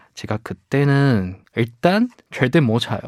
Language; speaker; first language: Korean; non-native, fluent; Chinese